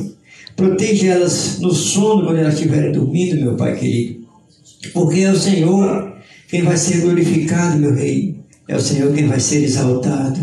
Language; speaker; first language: Portuguese; native; Portuguese